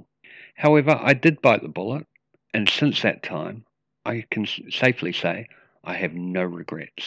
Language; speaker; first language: English; native; English